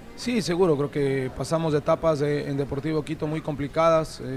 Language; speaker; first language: Spanish; native; Spanish